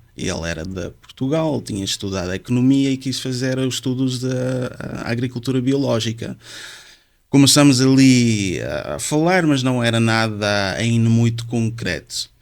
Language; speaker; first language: Portuguese; non-native, fluent; Dutch